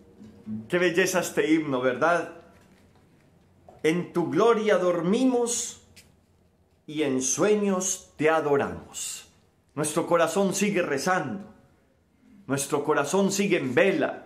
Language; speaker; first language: Spanish; native; Spanish